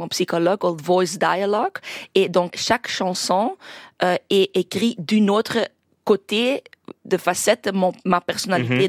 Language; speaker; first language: French; non-native, local second language; Dutch